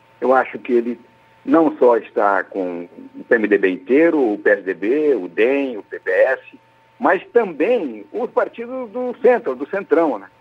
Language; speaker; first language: Portuguese; native; Portuguese